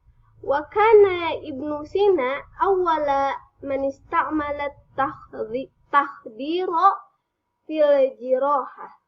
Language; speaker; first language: Arabic; non-native, fluent; Indonesian